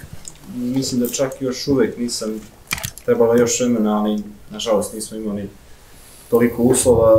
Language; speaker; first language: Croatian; early bilingual, heritage; Serbian